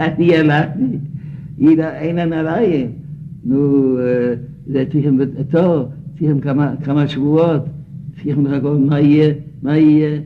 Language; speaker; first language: Hebrew; non-native, fluent; Yiddish